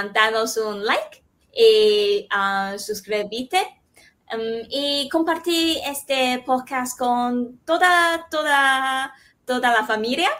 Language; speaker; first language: Spanish; non-native, fluent; Chinese